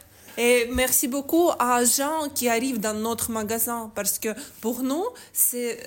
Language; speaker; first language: French; non-native, learner; Ukrainian